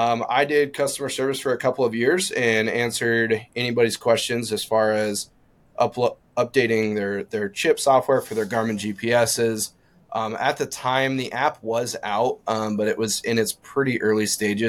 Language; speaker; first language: English; native; English